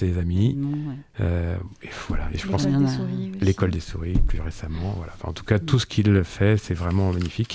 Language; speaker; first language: French; native; French